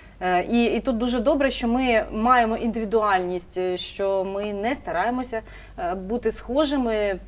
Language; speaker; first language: Ukrainian; native; Ukrainian